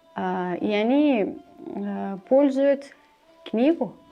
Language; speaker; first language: Russian; non-native, learner; Persian